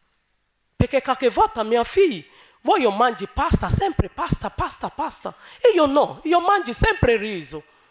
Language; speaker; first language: Italian; non-native, learner; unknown